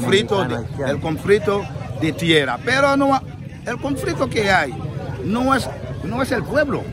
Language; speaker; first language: Spanish; non-native, fluent; Haitian Creole